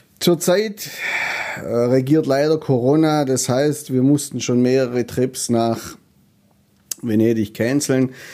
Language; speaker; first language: German; native; German